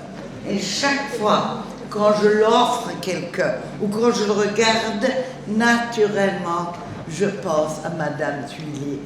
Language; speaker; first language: French; non-native, learner; German